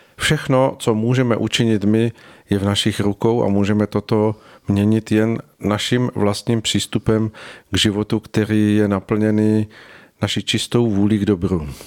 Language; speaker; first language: Czech; native; Czech